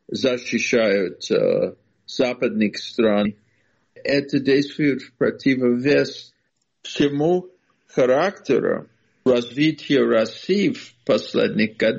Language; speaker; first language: Russian; non-native, fluent; English